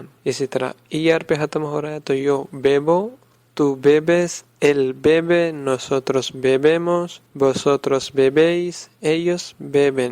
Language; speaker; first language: Spanish; non-native, learner; Urdu